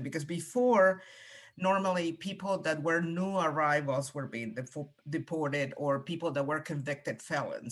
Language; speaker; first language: English; non-native, fluent; Spanish